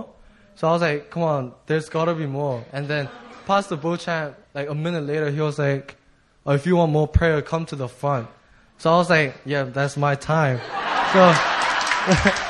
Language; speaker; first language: English; native; English